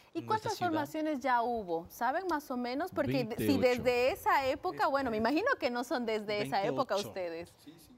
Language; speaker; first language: Spanish; native; Spanish